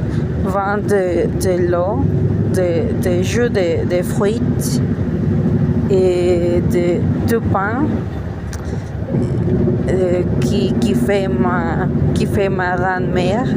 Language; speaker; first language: French; non-native, learner; Spanish